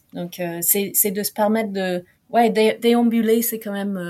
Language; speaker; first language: French; non-native, fluent; English